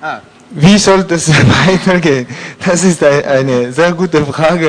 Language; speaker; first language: German; non-native, learner; French